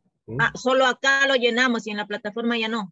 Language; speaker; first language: Spanish; native; Spanish